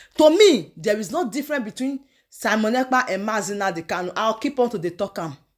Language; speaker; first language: Nigerian Pidgin; non-native, local second language; Igbo